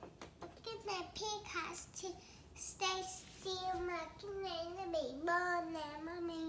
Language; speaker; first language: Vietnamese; early bilingual, heritage; Vietnamese